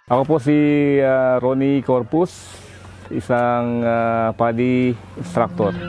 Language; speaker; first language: Filipino; native; Filipino